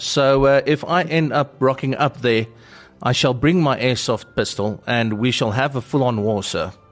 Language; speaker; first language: English; non-native, local second language; Afrikaans